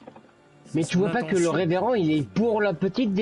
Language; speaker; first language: French; native; French